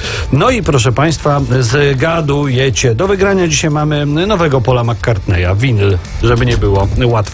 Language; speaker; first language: Polish; native; Polish